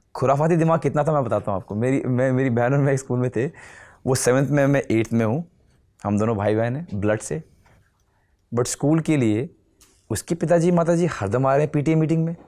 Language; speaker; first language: Hindi; non-native, local second language; Nepali